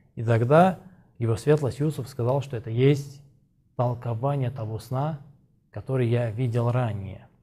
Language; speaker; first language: Russian; non-native, local second language; Azerbaijani